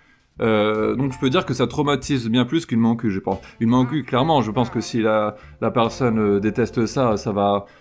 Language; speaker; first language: French; native; French